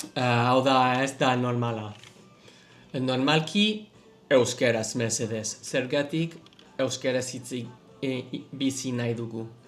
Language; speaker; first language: Basque; non-native, learner; English